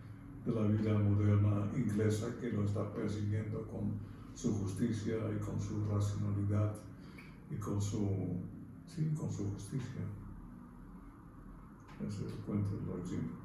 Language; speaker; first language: Spanish; non-native, fluent; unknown